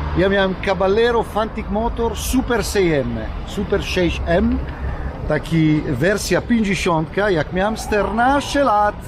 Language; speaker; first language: Polish; non-native, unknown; Italian